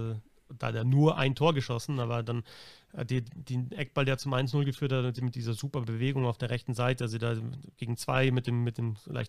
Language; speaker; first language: German; native; German